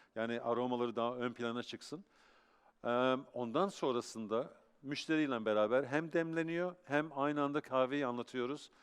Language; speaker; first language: Turkish; early bilingual, heritage; Turkish